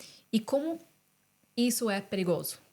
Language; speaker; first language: Portuguese; non-native, fluent; English